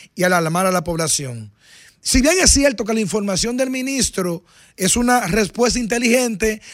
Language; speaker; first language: Spanish; native; Spanish